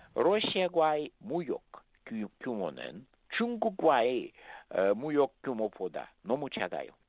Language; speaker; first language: Korean; native; Korean